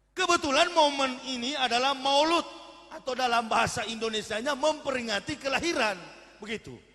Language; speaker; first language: Indonesian; native; Indonesian